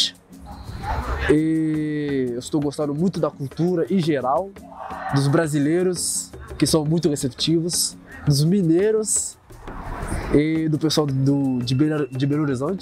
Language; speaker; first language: Portuguese; non-native, fluent; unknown